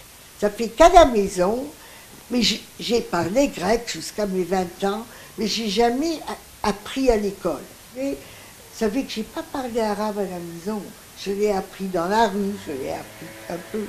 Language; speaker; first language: French; non-native, local second language; Greek